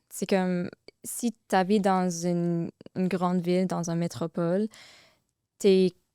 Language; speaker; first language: French; non-native, fluent; English